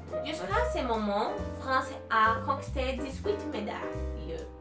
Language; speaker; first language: French; non-native, learner; Portuguese